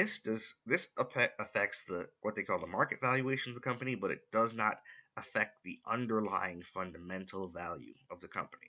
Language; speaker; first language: English; native; English